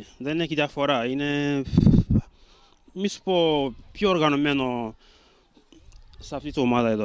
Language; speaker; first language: Greek; non-native, learner; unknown